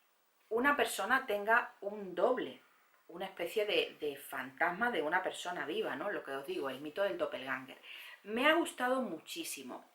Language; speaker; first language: Spanish; native; Spanish